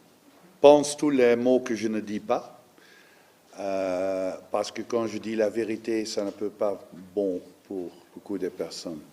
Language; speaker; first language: French; non-native, learner; Dutch